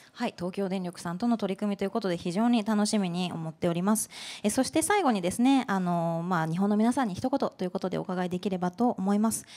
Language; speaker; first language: Japanese; native; Japanese